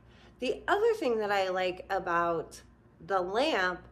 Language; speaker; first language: English; native; English